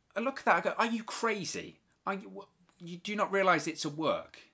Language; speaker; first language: English; native; English